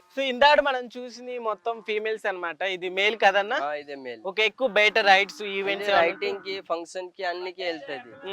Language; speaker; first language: Telugu; non-native, local second language; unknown